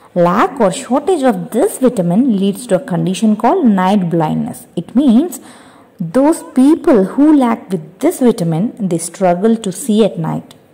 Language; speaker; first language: English; non-native, local second language; Telugu